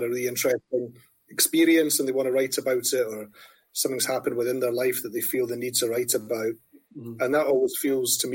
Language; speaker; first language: English; native; English